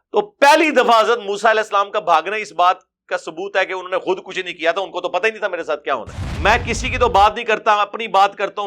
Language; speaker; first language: Urdu; non-native, local second language; Punjabi